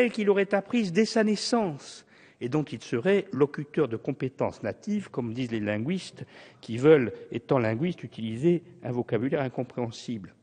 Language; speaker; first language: French; native; French